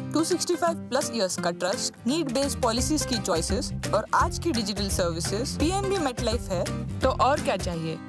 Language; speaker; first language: Hindi; native; Hindi